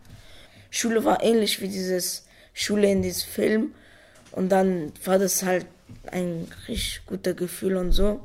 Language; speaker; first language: German; early bilingual, other home language; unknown